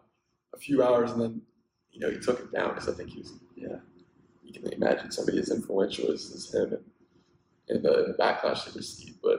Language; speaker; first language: English; native; English